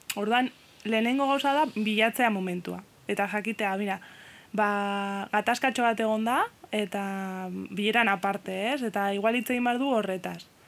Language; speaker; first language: Basque; non-native, fluent; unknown